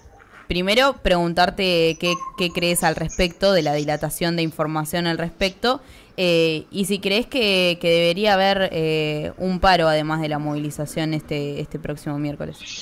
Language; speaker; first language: Spanish; native; Spanish